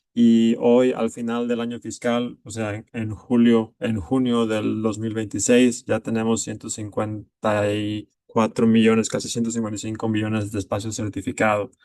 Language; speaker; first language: Spanish; native; Spanish